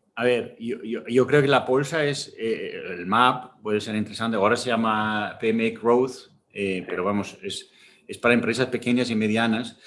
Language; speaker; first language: Spanish; non-native, fluent; German